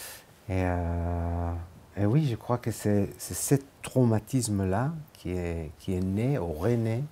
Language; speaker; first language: French; non-native, fluent; Hebrew